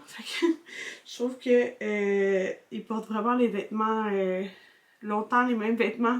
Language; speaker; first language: French; native; French